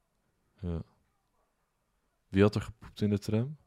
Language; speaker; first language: Dutch; native; Dutch